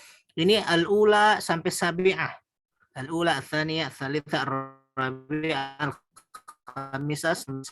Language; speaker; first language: Arabic; non-native, fluent; Indonesian